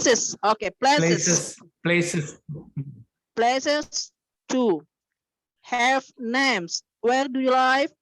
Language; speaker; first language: English; non-native, learner; Indonesian